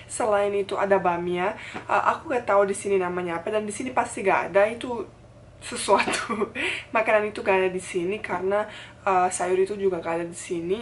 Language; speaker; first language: Indonesian; non-native, fluent; Bosnian